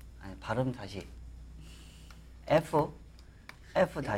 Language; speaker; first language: Korean; non-native, fluent; Chinese